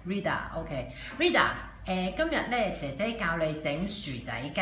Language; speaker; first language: Cantonese; native; Cantonese